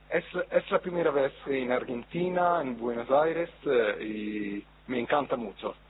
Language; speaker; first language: Spanish; non-native, fluent; Italian